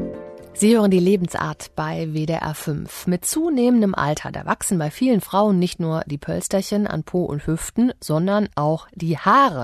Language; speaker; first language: German; native; German